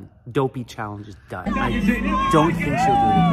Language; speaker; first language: English; native; English